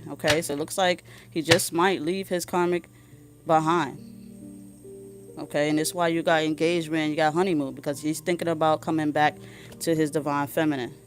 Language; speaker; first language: English; native; English